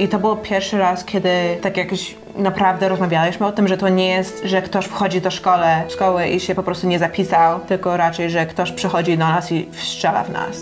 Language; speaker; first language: Polish; early bilingual, heritage; Polish